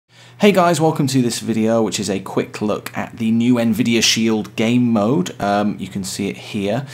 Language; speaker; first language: English; native; English